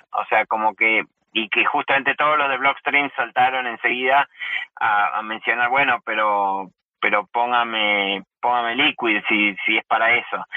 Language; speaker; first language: Spanish; native; Spanish